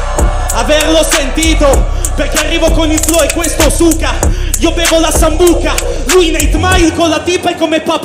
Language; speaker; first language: Italian; native; Italian